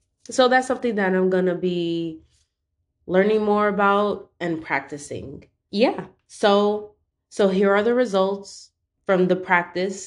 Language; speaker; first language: English; native; English